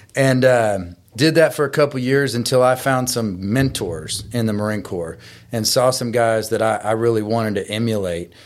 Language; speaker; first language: English; native; English